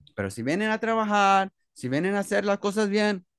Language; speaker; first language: Spanish; early bilingual, heritage; Spanish